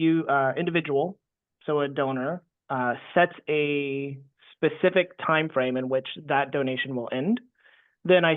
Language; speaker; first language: English; native; English